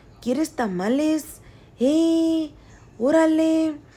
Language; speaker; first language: Spanish; early bilingual, heritage; Spanish